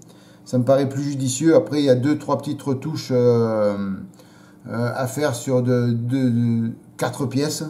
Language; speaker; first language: French; native; French